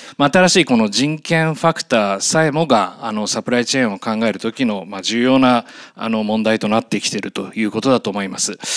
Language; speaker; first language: Japanese; native; Japanese